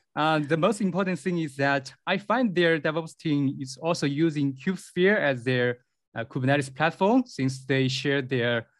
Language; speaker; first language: English; non-native, fluent; Chinese